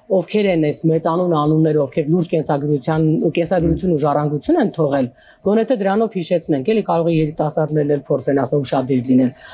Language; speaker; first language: Armenian; native; Armenian